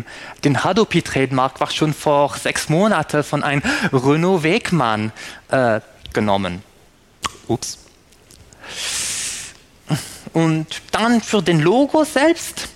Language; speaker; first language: German; non-native, fluent; French